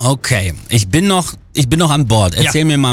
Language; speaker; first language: German; native; German